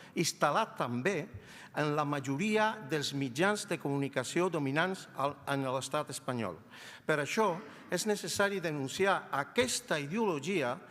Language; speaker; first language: Catalan; non-native, fluent; Spanish